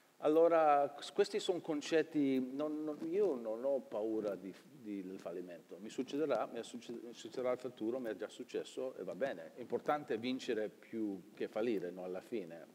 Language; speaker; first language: Italian; early bilingual, heritage; Italian